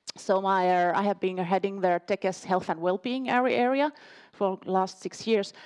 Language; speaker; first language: English; non-native, fluent; Finnish